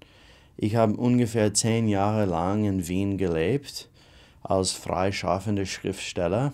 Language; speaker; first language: German; non-native, fluent; English